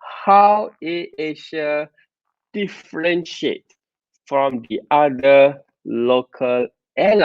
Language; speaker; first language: English; non-native, local second language; Malay